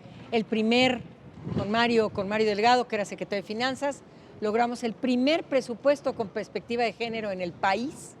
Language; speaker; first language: Spanish; native; Spanish